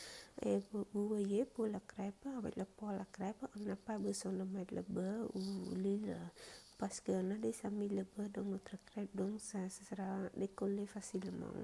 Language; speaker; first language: French; non-native, fluent; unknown